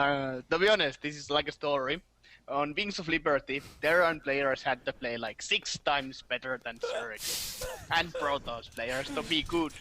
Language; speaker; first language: English; non-native, fluent; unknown